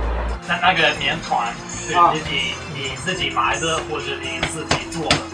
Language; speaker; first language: Chinese; non-native, learner; English